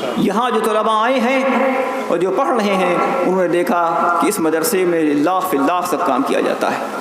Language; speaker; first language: Urdu; native; Urdu